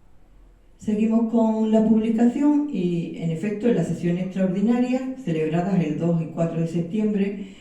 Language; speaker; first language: Spanish; native; Spanish